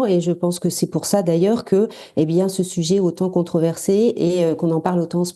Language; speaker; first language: French; native; French